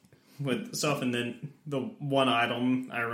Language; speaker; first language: English; native; English